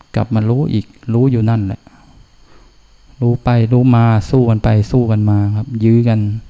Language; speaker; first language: Thai; native; Thai